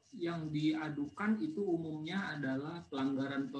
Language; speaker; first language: Indonesian; native; Indonesian